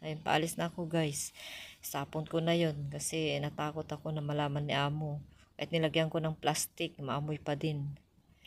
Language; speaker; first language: Filipino; native; Filipino